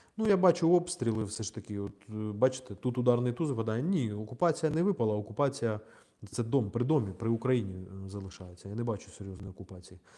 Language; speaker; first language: Ukrainian; non-native, local second language; Russian